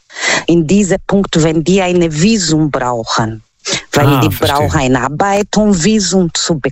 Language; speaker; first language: German; non-native, learner; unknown